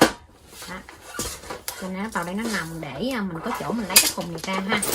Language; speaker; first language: Vietnamese; native; Vietnamese